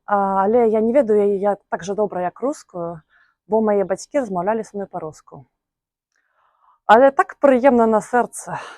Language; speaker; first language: Belarusian; non-native, local second language; Russian